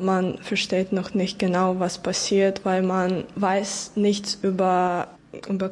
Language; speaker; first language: German; non-native, fluent; Ukrainian